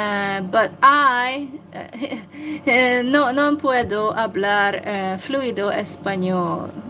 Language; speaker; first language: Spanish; non-native, learner; Hungarian